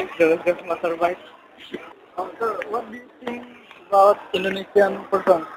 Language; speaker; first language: English; non-native, learner; Indonesian